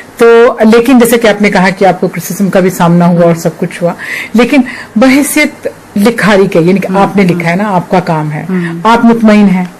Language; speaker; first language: Urdu; native; Urdu